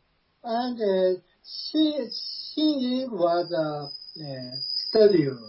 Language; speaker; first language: English; non-native, learner; Japanese